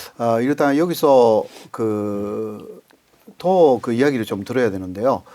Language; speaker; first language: Korean; non-native, fluent; Japanese